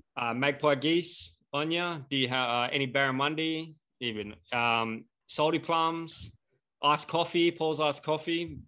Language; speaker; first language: English; native; English